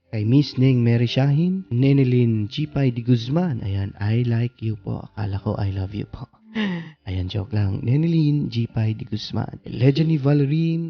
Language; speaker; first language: Filipino; non-native, local second language; Cebuano